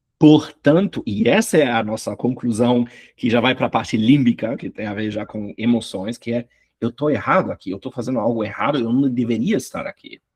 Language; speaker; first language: Portuguese; non-native, fluent; German